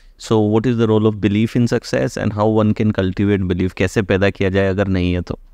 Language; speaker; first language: Hindi; native; Hindi